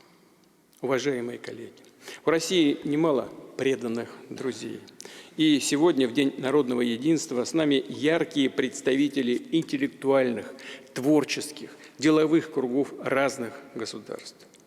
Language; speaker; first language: Russian; native; Russian